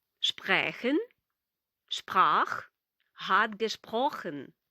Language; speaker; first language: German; non-native, fluent; Ukrainian